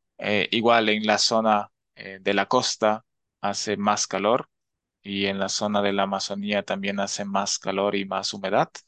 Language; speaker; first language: Spanish; native; Spanish